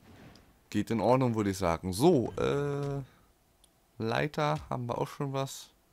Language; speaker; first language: German; native; German